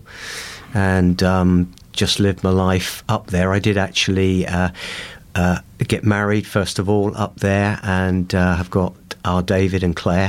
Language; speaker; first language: English; native; English